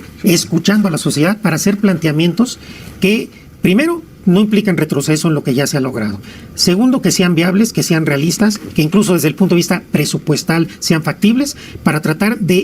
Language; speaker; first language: Spanish; native; Spanish